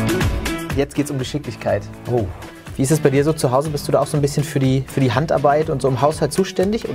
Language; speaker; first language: German; native; German